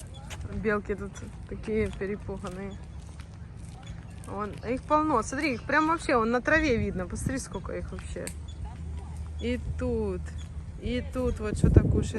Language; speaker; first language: Russian; native; Russian